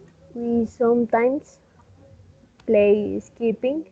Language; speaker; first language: English; non-native, learner; Spanish